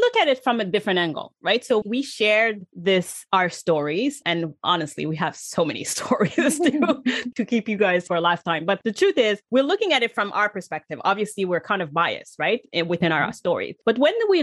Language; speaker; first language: English; native; English